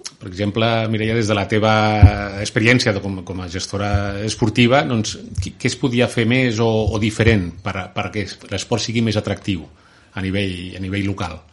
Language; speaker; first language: Catalan; native; Catalan